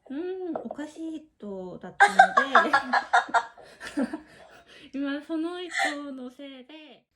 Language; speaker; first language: Japanese; non-native, learner; Korean